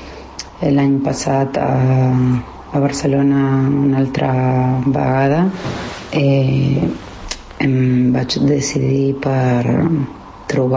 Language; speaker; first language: Catalan; non-native, fluent; Spanish